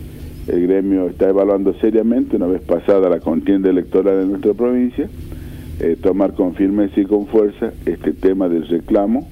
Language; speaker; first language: Spanish; native; Spanish